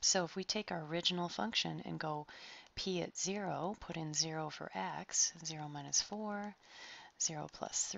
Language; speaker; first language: English; native; English